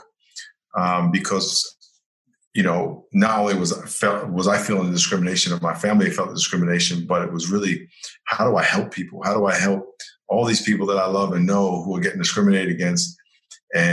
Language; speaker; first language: English; native; English